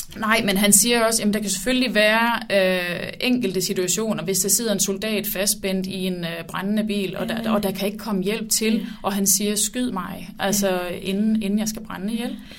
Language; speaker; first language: Danish; native; Danish